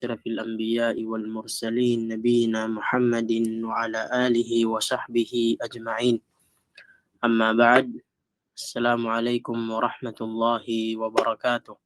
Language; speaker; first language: Arabic; non-native, fluent; Filipino